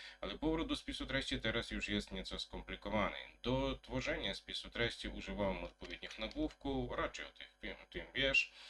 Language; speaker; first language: Polish; native; Polish